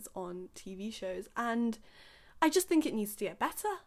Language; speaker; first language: English; early bilingual, other home language; Hindi